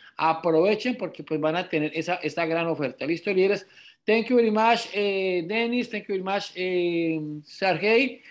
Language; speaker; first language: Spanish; native; Spanish